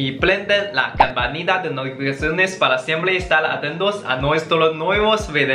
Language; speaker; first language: Spanish; non-native, learner; Chinese